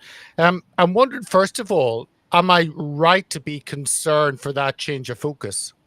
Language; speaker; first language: English; native; English